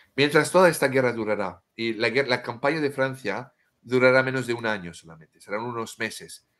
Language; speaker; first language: Spanish; non-native, fluent; French